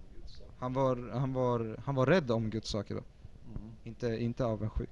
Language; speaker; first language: Swedish; early bilingual, other home language; Spanish